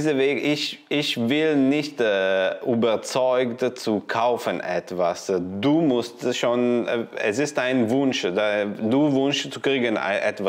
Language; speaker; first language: German; non-native, learner; Italian